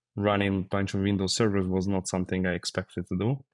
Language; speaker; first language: English; non-native, fluent; Russian